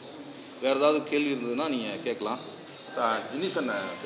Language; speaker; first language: Tamil; native; Tamil